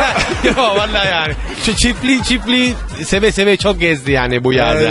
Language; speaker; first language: Turkish; non-native, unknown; Italian